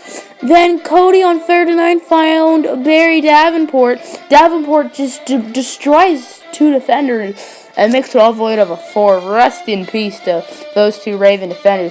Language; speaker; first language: English; native; English